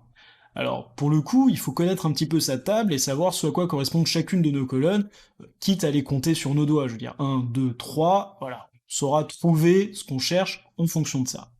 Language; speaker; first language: French; native; French